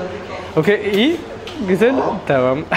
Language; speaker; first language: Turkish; non-native, learner; French